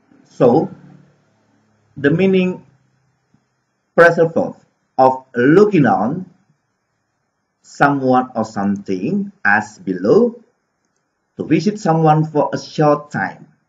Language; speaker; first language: English; non-native, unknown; Indonesian